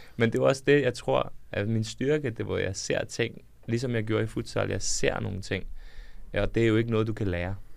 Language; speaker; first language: Danish; early bilingual, other home language; Serbian